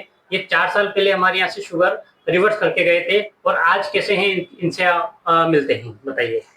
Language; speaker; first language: Hindi; native; Hindi